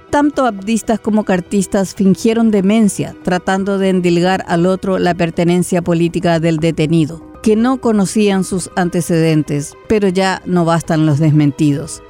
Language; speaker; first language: Spanish; native; Spanish